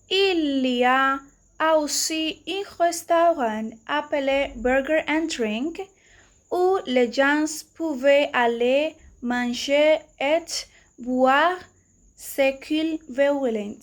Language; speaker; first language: French; non-native, learner; Spanish